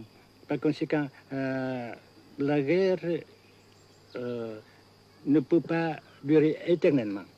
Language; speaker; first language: French; non-native, fluent; Vietnamese